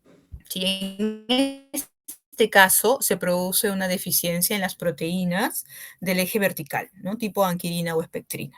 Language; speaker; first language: Spanish; native; Spanish